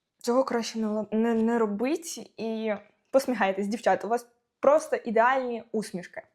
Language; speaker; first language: Ukrainian; non-native, local second language; Russian